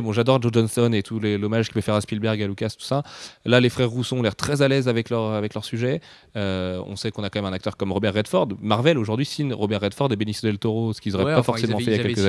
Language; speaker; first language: French; native; French